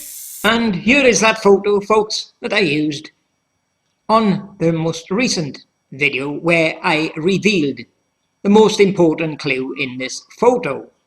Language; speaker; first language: English; native; English